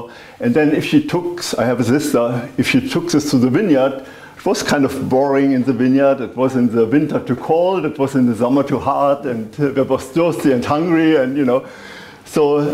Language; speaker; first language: English; non-native, fluent; German